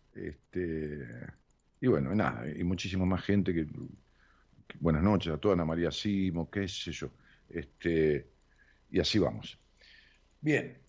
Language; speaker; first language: Spanish; native; Spanish